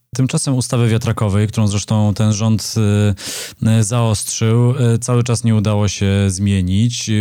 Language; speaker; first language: Polish; native; Polish